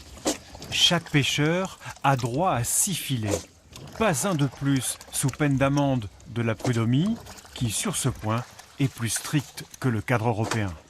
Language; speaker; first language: French; native; French